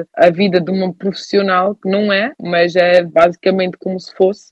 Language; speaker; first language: Portuguese; early bilingual, heritage; German